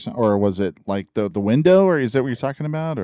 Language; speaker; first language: English; native; English